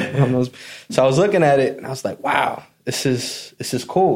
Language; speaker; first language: English; native; English